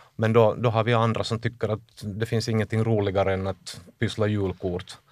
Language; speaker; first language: Swedish; native; Swedish